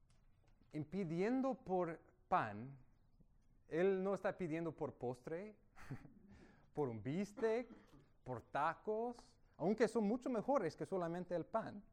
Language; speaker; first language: Spanish; non-native, fluent; English